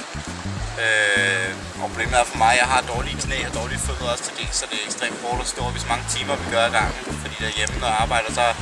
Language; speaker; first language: Danish; native; Danish